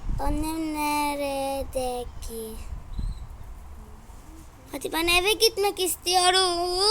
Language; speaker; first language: Turkish; early bilingual, heritage; Turkish